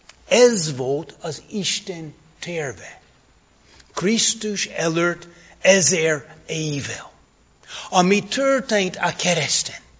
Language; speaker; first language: Hungarian; non-native, fluent; English